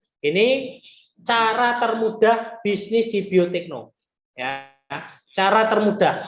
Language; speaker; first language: Indonesian; non-native, local second language; Javanese